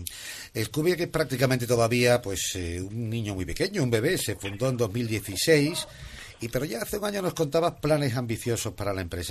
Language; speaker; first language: Spanish; native; Spanish